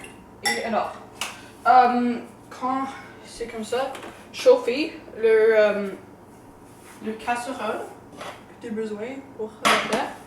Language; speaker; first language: French; non-native, learner; English